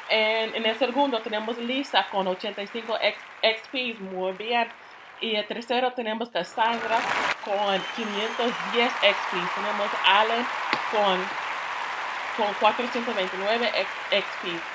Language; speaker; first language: Spanish; non-native, fluent; English